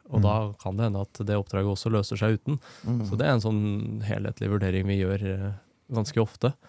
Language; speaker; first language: Norwegian; native; Norwegian